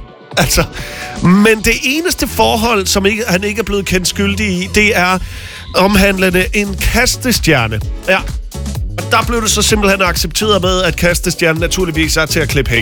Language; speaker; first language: Danish; native; Danish